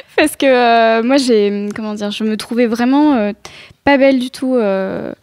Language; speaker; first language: French; native; French